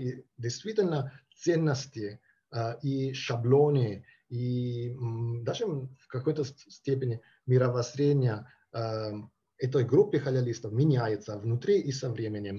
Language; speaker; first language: Russian; non-native, fluent; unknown